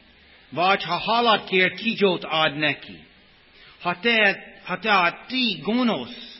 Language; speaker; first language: Hungarian; non-native, fluent; English